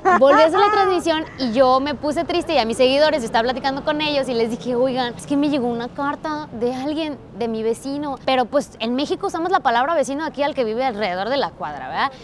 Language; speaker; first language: Spanish; native; Spanish